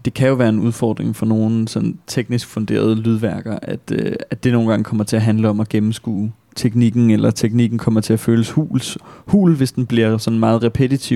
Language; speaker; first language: Danish; native; Danish